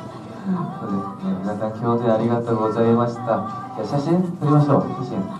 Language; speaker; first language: Japanese; non-native, learner; Korean